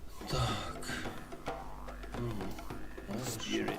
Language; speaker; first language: Russian; native; Russian